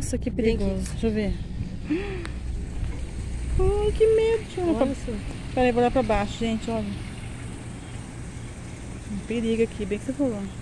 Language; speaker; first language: Portuguese; native; Portuguese